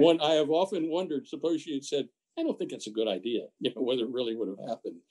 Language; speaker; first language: English; native; English